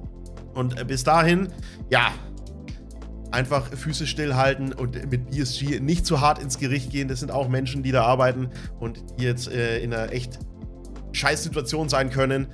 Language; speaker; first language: German; native; German